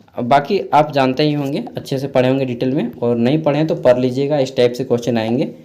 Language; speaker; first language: Hindi; non-native, local second language; Magahi